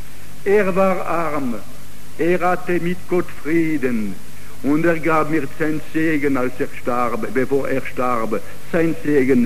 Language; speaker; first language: German; non-native, fluent; Italian